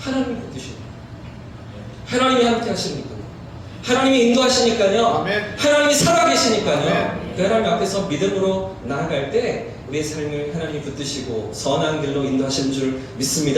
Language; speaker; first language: Korean; native; Korean